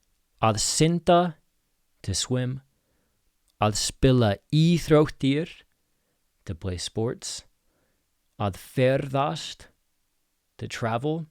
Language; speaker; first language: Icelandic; non-native, fluent; English